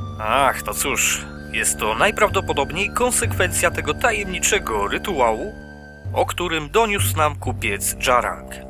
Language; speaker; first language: Polish; native; Polish